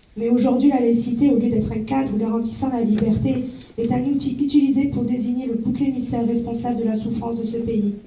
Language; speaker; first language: French; early bilingual, other home language; Arabic